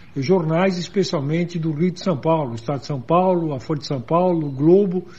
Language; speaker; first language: Portuguese; native; Portuguese